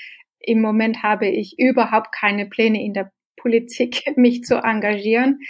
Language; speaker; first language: German; non-native, fluent; Danish